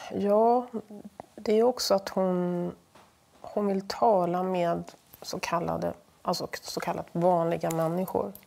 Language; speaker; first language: Swedish; native; Swedish